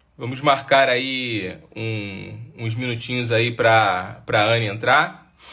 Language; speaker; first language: Portuguese; native; Portuguese